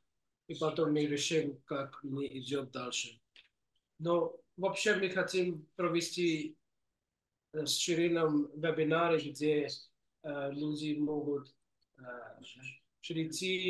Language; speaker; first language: Russian; non-native, fluent; English